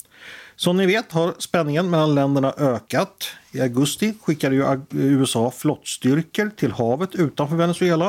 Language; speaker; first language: Swedish; native; Swedish